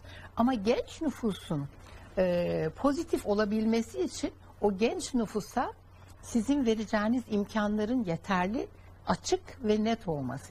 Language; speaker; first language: Turkish; native; Turkish